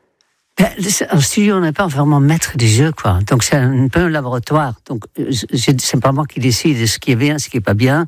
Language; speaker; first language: French; non-native, fluent; Dutch